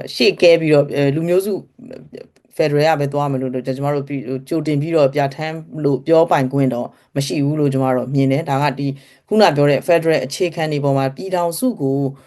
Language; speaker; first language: Burmese; native; Burmese